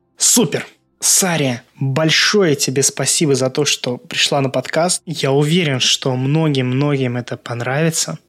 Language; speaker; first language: Russian; non-native, local second language; Azerbaijani